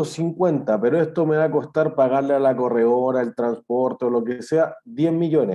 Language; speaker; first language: Spanish; native; Spanish